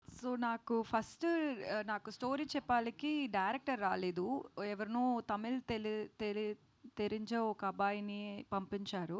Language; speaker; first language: Telugu; non-native, learner; Tamil